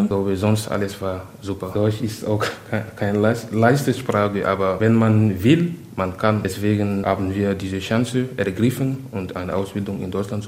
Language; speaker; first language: German; non-native, learner; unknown